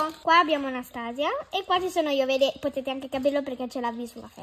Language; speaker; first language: Italian; native; Italian